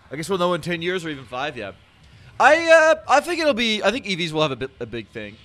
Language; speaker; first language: English; native; English